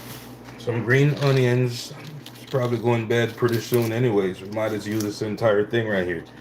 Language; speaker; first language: English; native; English